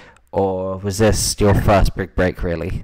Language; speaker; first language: English; native; English